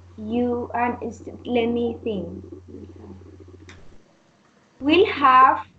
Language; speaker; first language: English; non-native, learner; Spanish